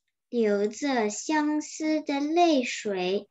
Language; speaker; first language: Chinese; early bilingual, heritage; Chinese